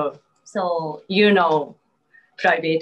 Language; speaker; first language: English; non-native, learner; Japanese